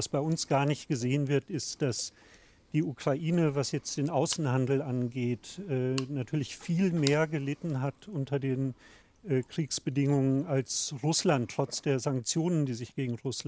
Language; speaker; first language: German; native; German